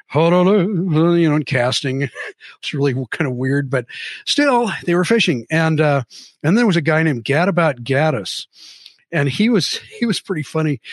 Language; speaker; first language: English; native; English